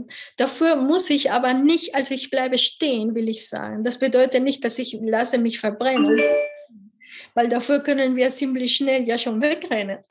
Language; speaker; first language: German; non-native, fluent; Spanish